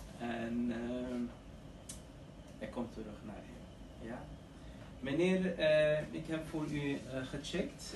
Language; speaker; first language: Dutch; non-native, learner; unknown